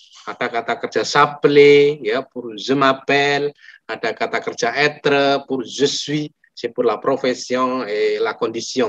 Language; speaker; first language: French; non-native, fluent; Indonesian